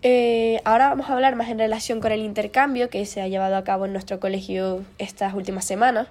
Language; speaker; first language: Spanish; native; Spanish